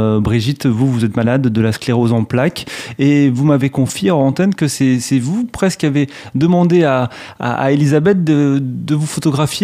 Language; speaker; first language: French; native; French